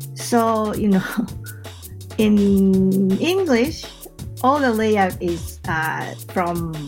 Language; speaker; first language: English; non-native, fluent; Japanese